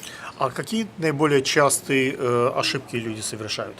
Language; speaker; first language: Russian; native; Russian